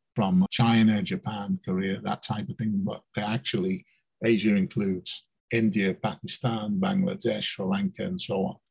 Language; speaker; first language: English; native; English